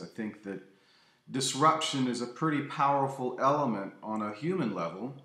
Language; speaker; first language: English; native; English